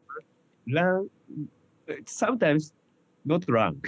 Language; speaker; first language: English; non-native, learner; Japanese